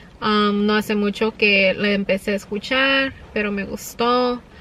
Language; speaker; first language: Spanish; early bilingual, heritage; Spanish